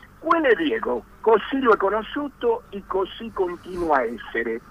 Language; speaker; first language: Italian; non-native, learner; Spanish